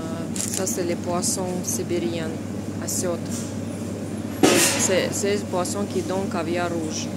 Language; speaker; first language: French; non-native, fluent; Russian